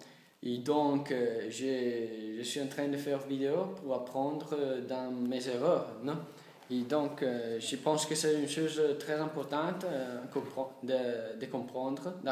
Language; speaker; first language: French; non-native, learner; Italian